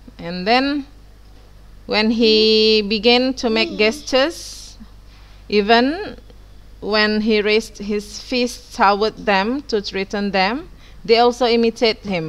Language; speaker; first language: English; non-native, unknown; Indonesian